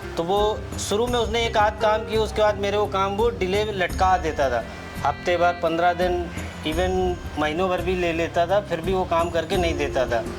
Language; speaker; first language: Hindi; native; Hindi